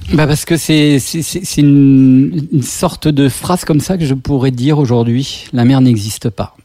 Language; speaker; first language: French; native; French